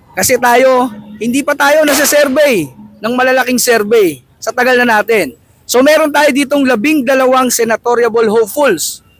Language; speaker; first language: Filipino; native; Filipino